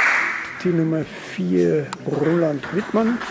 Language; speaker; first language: German; native; German